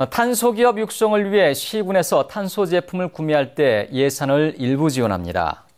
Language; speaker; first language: Korean; native; Korean